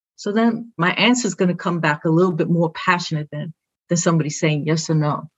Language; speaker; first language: English; early bilingual, other home language; Spanish